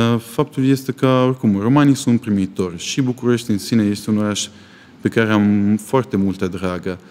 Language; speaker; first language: Romanian; non-native, fluent; Italian